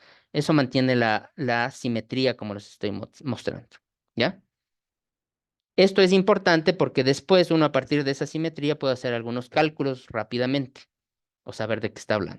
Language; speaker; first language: Spanish; native; Spanish